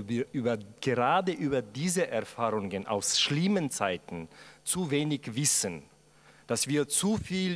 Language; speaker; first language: German; non-native, fluent; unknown